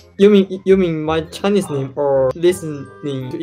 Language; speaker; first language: English; non-native, learner; Chinese